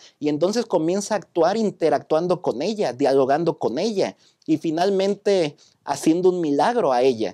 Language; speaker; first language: Spanish; native; Spanish